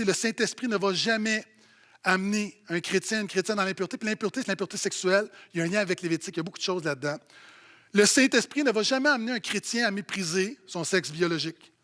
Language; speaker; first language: French; native; French